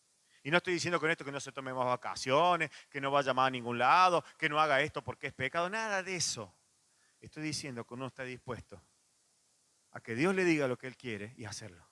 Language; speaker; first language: Spanish; native; Spanish